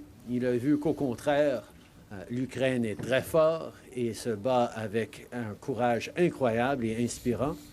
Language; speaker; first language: French; native; French